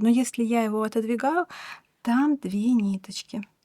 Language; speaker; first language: Russian; native; Russian